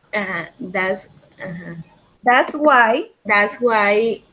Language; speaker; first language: English; non-native, learner; Spanish